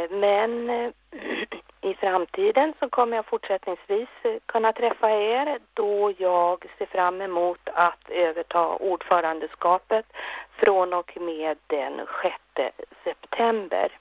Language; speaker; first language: Swedish; native; Swedish